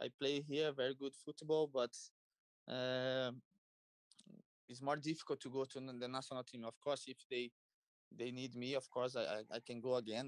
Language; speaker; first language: English; non-native, learner; Portuguese